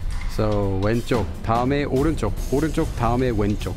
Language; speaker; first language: Korean; non-native, fluent; English